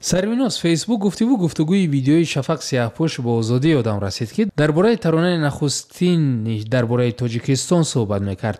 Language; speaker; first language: Tajik; native; Tajik